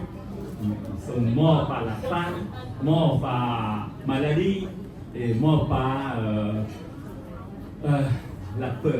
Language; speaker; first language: French; non-native, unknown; Khmer